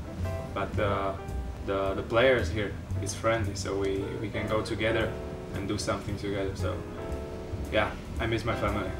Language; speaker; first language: English; non-native, learner; Slovak